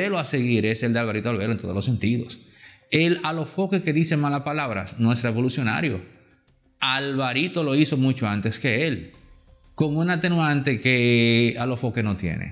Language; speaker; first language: Spanish; native; Spanish